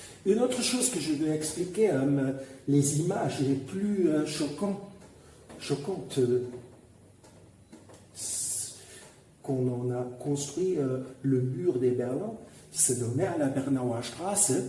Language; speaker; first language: French; non-native, fluent; German